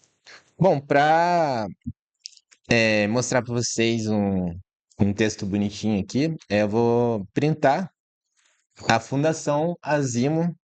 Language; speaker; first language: Portuguese; native; Portuguese